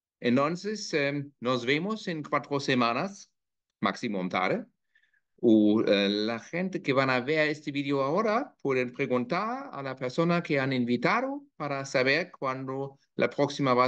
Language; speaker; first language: Spanish; non-native, learner; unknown